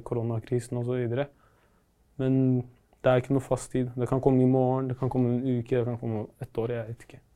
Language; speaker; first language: Norwegian; early bilingual, other home language; Arabic